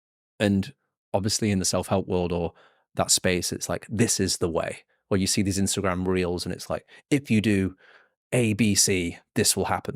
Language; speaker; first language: English; native; English